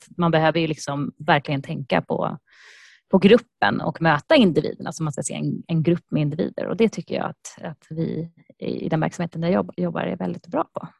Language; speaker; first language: Swedish; native; Swedish